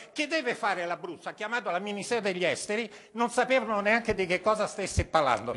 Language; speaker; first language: Italian; early bilingual, heritage; Italian